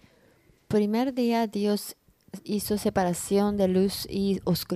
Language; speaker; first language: Spanish; non-native, learner; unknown